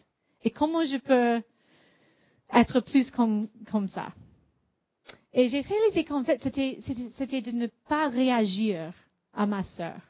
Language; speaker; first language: French; non-native, fluent; English